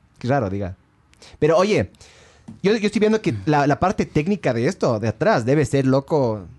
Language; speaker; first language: Spanish; native; Spanish